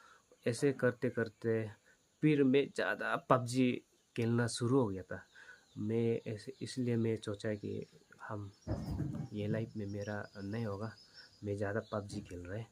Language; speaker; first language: Hindi; non-native, local second language; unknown